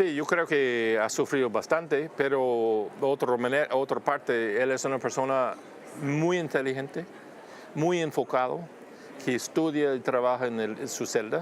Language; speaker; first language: Spanish; non-native, fluent; English